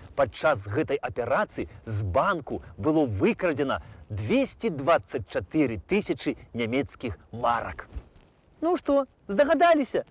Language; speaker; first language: Belarusian; native; Belarusian